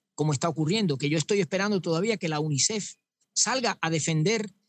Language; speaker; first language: Spanish; native; Spanish